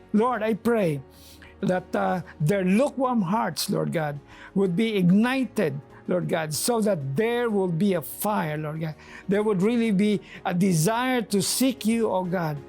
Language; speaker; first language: English; non-native, local second language; Filipino